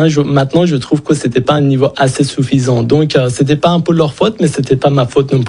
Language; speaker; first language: French; non-native, fluent; Persian